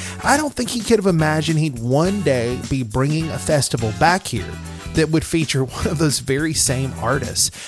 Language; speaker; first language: English; native; English